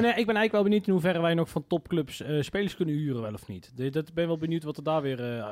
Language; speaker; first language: Dutch; native; Dutch